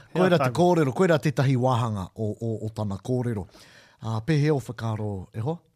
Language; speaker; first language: Māori; non-native, local second language; English